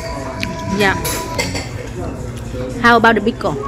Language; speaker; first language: English; non-native, learner; Vietnamese